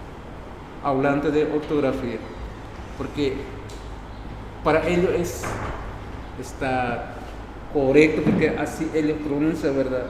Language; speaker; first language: Spanish; non-native, local second language; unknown